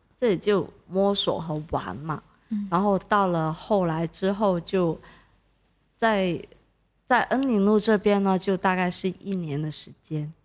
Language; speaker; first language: Chinese; non-native, local second language; Cantonese